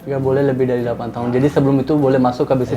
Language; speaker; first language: Indonesian; native; Indonesian